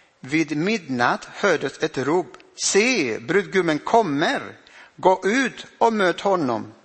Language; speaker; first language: Swedish; non-native, fluent; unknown